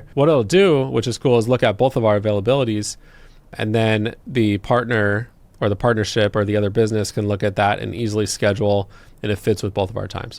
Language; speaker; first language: English; native; English